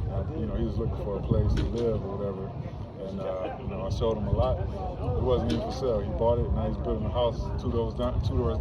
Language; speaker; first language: English; native; English